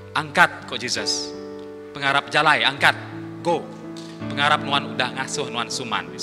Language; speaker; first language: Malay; non-native, local second language; Iban